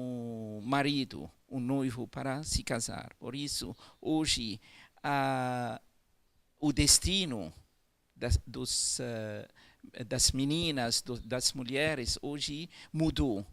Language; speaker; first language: Portuguese; non-native, fluent; Arabic